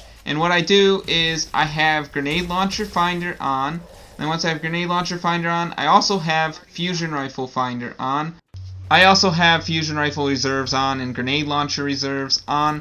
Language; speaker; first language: English; native; English